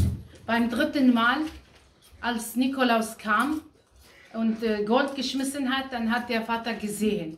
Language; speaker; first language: German; non-native, fluent; Aramaic